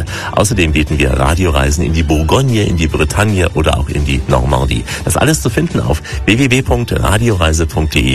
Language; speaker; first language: German; native; German